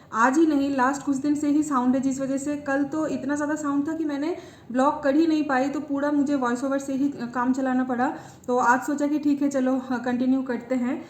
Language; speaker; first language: Hindi; non-native, local second language; Bangla